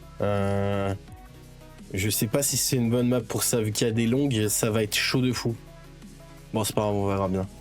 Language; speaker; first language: French; native; French